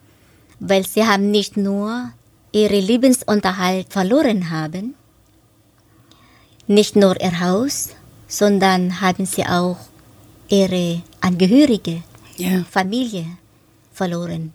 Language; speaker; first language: German; non-native, fluent; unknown